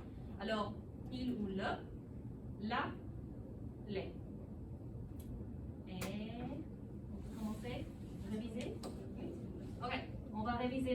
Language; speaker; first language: French; non-native, local second language; English